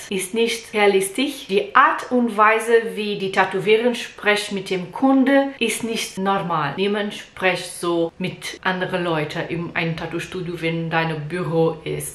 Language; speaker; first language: German; non-native, learner; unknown